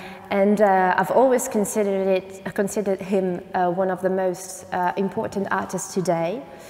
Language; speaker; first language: English; non-native, fluent; French